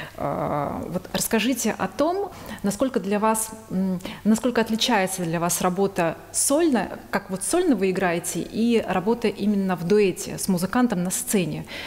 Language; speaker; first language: Russian; native; Russian